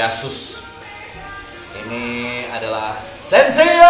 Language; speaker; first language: Indonesian; native; Indonesian